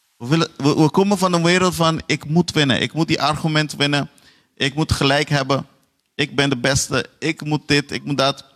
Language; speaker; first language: Dutch; non-native, fluent; Portuguese